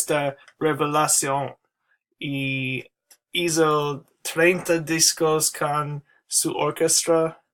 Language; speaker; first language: Spanish; non-native, learner; English